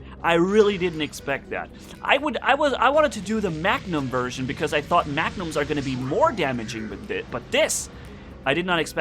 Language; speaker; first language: English; non-native, fluent; German